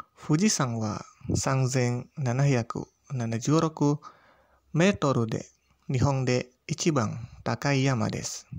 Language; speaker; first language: Japanese; non-native, fluent; Indonesian